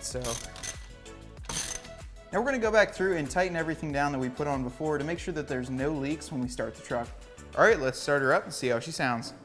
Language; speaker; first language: English; native; English